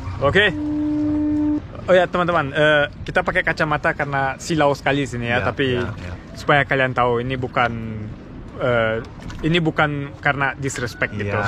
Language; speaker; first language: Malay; early bilingual, heritage; Indonesian